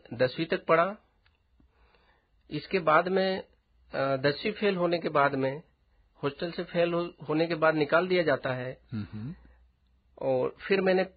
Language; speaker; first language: Hindi; native; Hindi